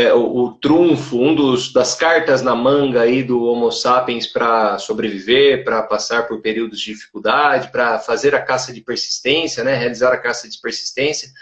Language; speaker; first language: Portuguese; native; Portuguese